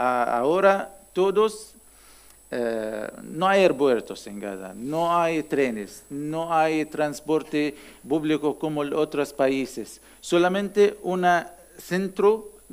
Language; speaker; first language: Spanish; non-native, learner; Arabic